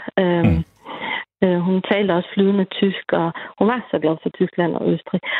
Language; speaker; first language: Danish; native; Danish